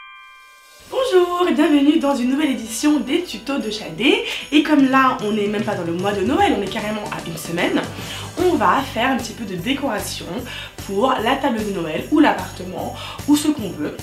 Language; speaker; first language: French; native; French